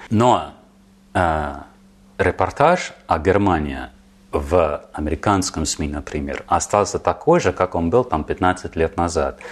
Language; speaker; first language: Russian; non-native, fluent; English